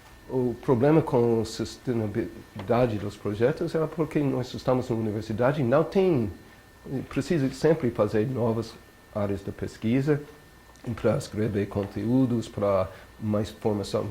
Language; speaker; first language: Portuguese; non-native, learner; English